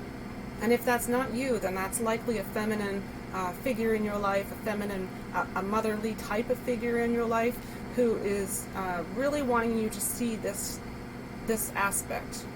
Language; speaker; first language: English; native; English